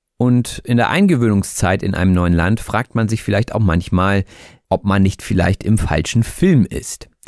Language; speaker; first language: German; native; German